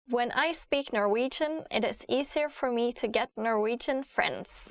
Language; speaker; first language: English; non-native, fluent; Norwegian